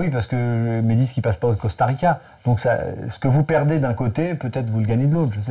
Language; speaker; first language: French; native; French